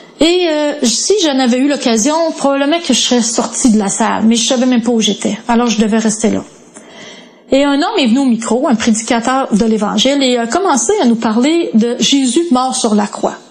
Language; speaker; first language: French; native; French